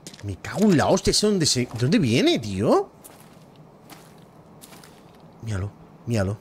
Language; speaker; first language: Spanish; native; Spanish